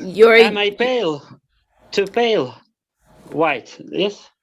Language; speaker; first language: English; non-native, learner; Russian